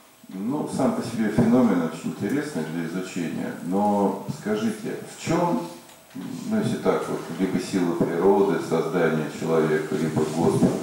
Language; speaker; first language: Russian; native; Russian